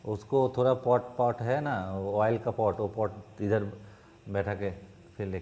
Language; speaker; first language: Hindi; non-native, learner; Bangla